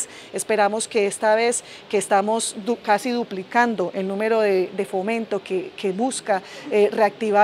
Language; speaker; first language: Spanish; native; Spanish